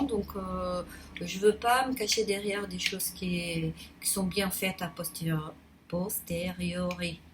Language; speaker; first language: French; non-native, fluent; Portuguese